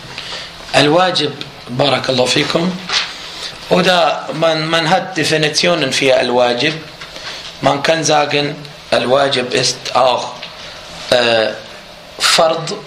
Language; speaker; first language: German; non-native, fluent; Arabic